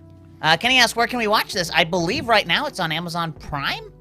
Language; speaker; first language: English; native; English